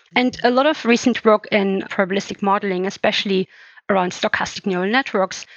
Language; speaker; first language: English; non-native, fluent; German